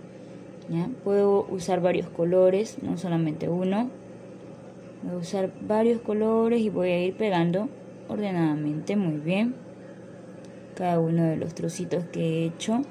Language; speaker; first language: Spanish; native; Spanish